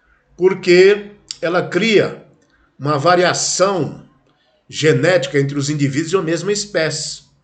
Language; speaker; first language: Portuguese; native; Portuguese